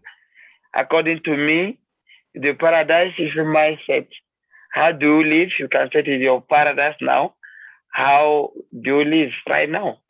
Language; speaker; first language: English; non-native, learner; French